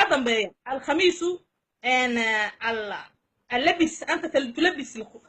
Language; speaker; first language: Arabic; non-native, learner; Somali